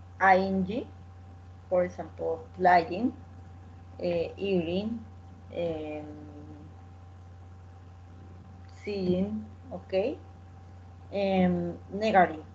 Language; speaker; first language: English; non-native, learner; Spanish